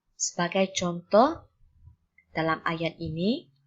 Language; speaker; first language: Malay; non-native, local second language; Chinese